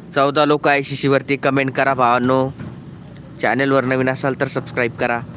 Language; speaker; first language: Hindi; non-native, local second language; Marathi